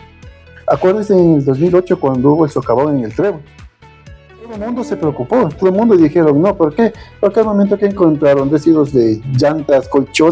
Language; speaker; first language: Spanish; native; Spanish